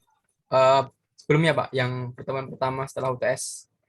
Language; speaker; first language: Indonesian; native; Indonesian